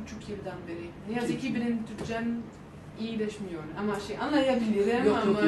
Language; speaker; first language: Turkish; non-native, learner; English